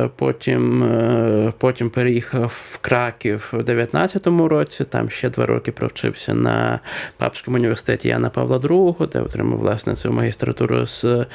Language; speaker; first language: Ukrainian; native; Ukrainian